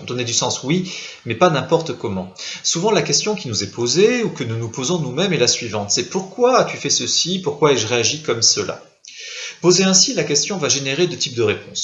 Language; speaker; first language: French; native; French